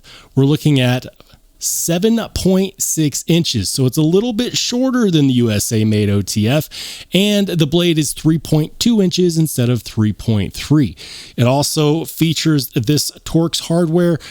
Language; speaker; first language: English; native; English